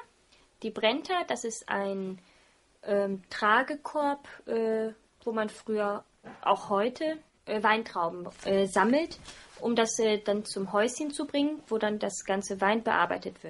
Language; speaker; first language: German; early bilingual, other home language; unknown